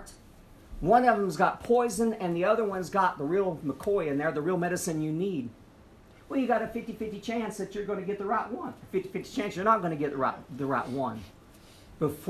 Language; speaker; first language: English; native; English